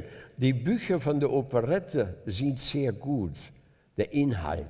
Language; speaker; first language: German; non-native, fluent; Dutch